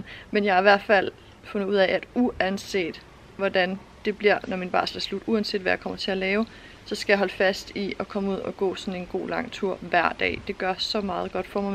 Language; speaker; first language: Danish; native; Danish